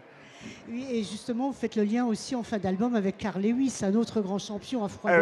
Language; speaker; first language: French; native; French